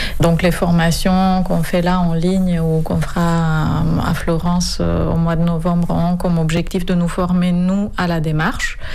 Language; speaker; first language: French; non-native, fluent; Romanian